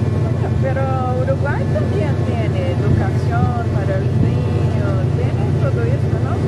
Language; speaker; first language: Spanish; non-native, learner; Portuguese